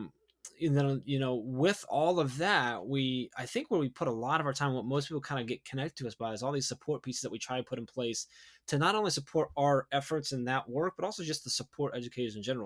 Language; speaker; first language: English; native; English